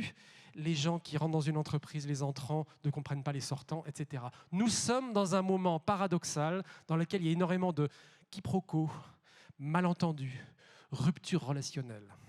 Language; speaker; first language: French; native; French